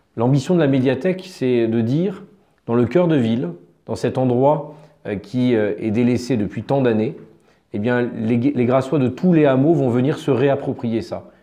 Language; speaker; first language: French; native; French